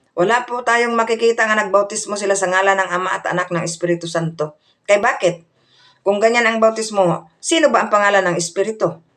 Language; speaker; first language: Filipino; non-native, local second language; Cebuano